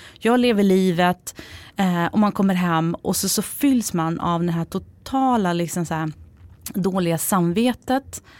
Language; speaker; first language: Swedish; early bilingual, other home language; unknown